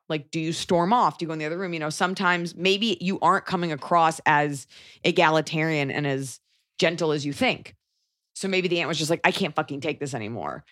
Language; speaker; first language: English; native; English